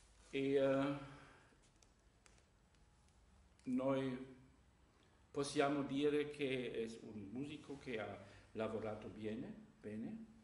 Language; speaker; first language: Italian; non-native, learner; German